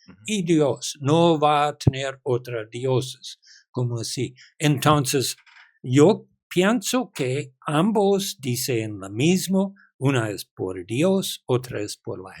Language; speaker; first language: Spanish; non-native, learner; English